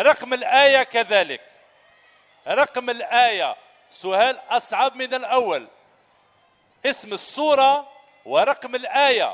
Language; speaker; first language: Arabic; native; Arabic